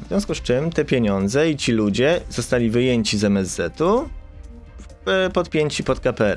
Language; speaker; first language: Polish; native; Polish